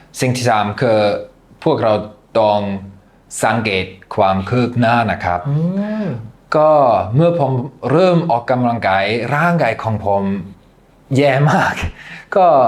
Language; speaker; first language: Thai; non-native, fluent; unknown